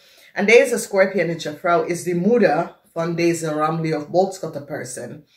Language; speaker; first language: Dutch; non-native, fluent; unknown